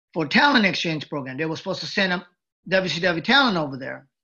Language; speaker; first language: English; early bilingual, other home language; Japanese